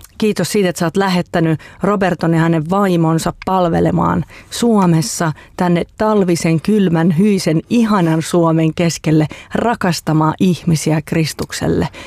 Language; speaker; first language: Finnish; native; Finnish